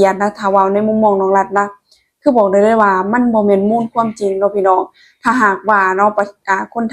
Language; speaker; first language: Thai; non-native, local second language; Lao